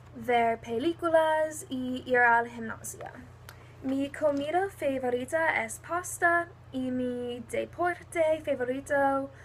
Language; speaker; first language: Spanish; non-native, learner; English